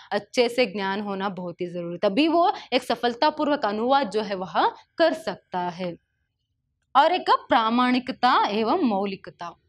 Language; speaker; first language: Hindi; non-native, local second language; Kannada